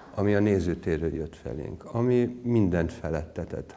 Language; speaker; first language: Hungarian; native; Hungarian